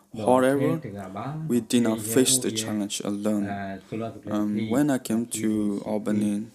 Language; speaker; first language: English; non-native, fluent; Burmese